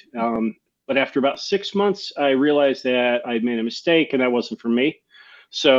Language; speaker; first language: English; native; English